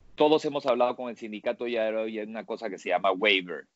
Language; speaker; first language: Spanish; native; Spanish